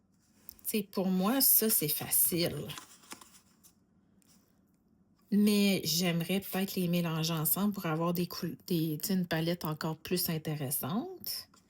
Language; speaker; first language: French; native; French